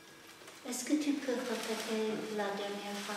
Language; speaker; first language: French; non-native, fluent; English